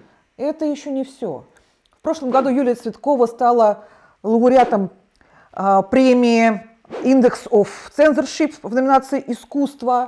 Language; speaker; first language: Russian; native; Russian